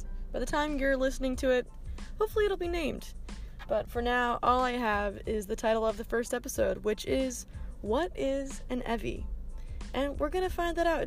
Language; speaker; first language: English; native; English